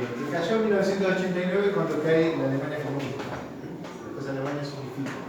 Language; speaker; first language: Spanish; native; Spanish